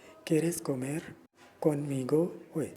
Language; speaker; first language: Spanish; non-native, learner; Urdu